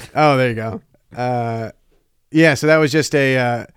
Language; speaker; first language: English; native; English